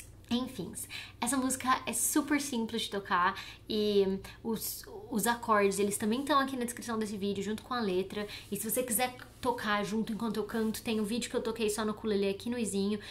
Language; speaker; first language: Portuguese; native; Portuguese